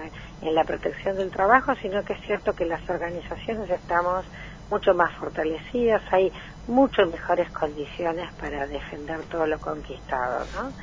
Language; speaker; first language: Spanish; native; Spanish